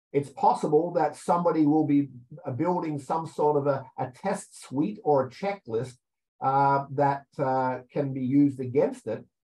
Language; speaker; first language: English; native; English